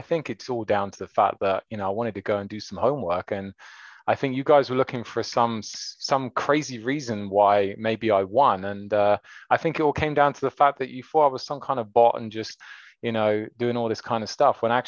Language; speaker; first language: English; native; English